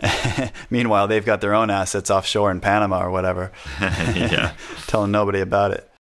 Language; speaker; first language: English; native; English